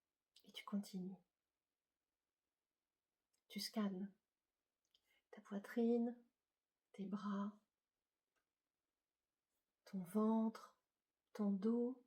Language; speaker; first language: French; native; French